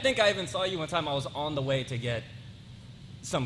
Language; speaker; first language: English; early bilingual, other home language; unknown